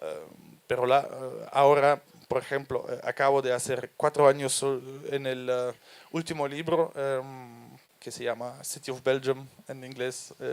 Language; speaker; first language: Spanish; non-native, fluent; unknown